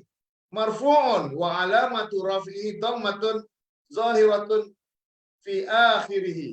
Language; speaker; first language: Arabic; non-native, fluent; Malay